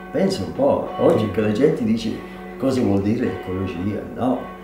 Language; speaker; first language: Italian; non-native, fluent; English